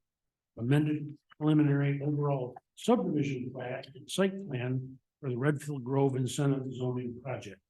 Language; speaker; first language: English; native; English